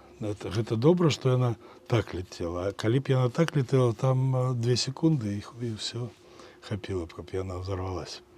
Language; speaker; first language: Belarusian; native; Belarusian